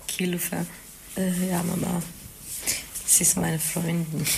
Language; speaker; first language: German; non-native, learner; Turkish